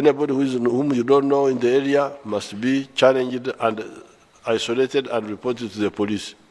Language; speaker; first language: English; non-native, local second language; Nyankole